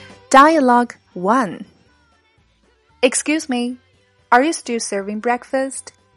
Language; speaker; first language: English; non-native, fluent; Chinese